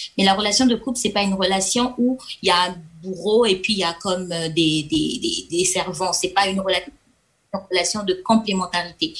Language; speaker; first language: French; non-native, local second language; Lingala